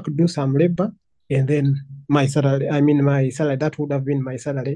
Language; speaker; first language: English; non-native, local second language; Ganda